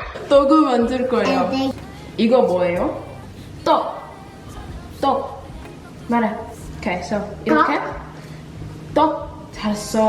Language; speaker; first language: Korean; non-native, learner; English